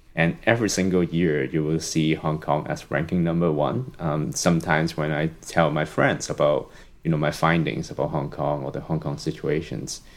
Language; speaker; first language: English; non-native, local second language; Cantonese